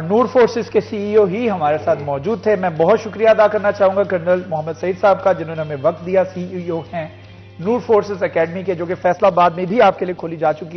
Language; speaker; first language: Hindi; non-native, local second language; Punjabi